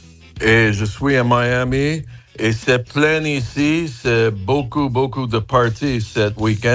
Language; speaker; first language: French; non-native, fluent; English